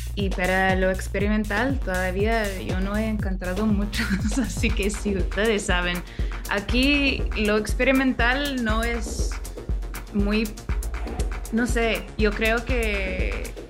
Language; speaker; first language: Spanish; non-native, fluent; English